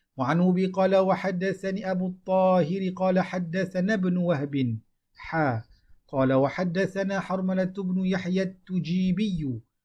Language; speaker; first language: Arabic; non-native, fluent; Malay